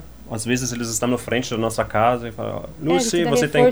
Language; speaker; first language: Portuguese; non-native, fluent; German